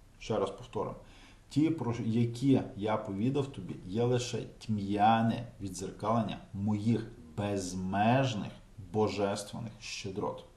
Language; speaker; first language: Ukrainian; native; Ukrainian